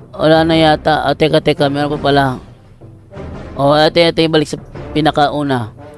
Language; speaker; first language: Filipino; non-native, local second language; Cebuano